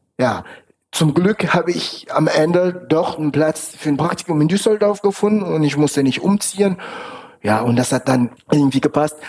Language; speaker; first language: German; non-native, fluent; French